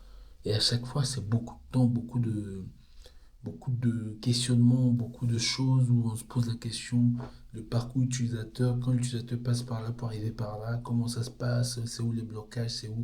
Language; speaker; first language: French; native; French